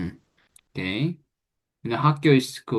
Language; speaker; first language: English; non-native, fluent; Korean